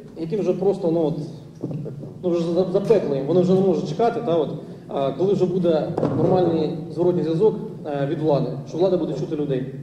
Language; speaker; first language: Ukrainian; non-native, local second language; Russian